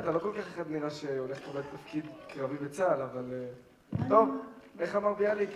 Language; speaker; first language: Hebrew; native; Hebrew